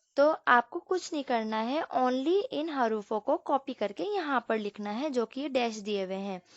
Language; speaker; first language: Hindi; native; Hindi